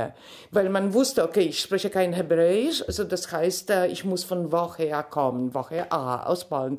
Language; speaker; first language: German; non-native, fluent; Polish